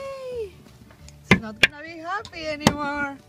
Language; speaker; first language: English; non-native, learner; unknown